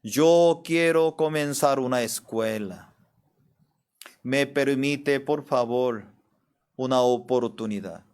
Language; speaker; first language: Spanish; non-native, fluent; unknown